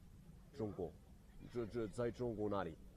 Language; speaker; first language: Chinese; non-native, learner; Arabic